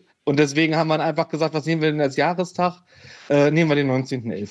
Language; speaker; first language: German; native; German